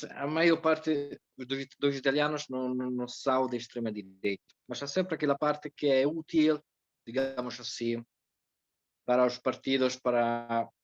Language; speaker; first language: Portuguese; non-native, fluent; Italian